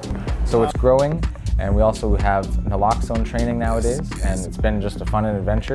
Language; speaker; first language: English; native; English